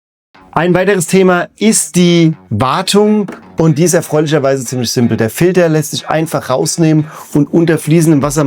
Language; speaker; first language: German; native; German